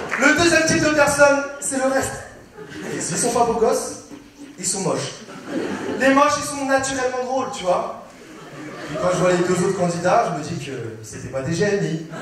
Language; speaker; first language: French; early bilingual, other home language; Vietnamese